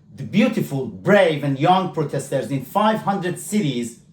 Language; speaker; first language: English; non-native, fluent; Persian